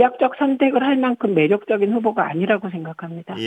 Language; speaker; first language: Korean; native; Korean